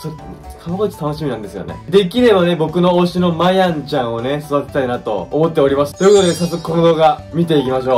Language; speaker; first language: Japanese; native; Japanese